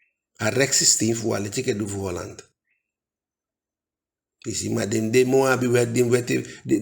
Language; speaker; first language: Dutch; non-native, local second language; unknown